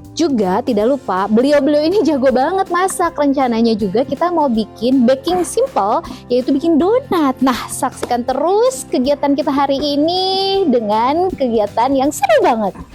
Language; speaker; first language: Indonesian; native; Indonesian